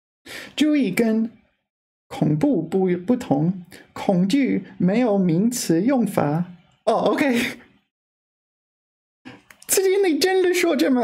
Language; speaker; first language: Chinese; non-native, fluent; English